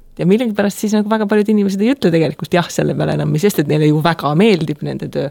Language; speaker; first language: Estonian; native; Estonian